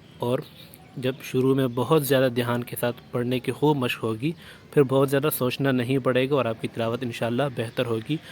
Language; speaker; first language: Urdu; native; Urdu